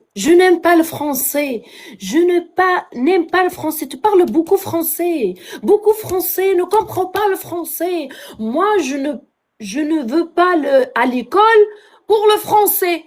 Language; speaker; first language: French; non-native, learner; Arabic